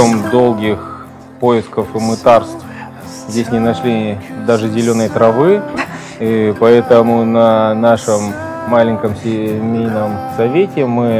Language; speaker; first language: Russian; native; Russian